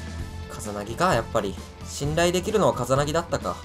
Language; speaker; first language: Japanese; native; Japanese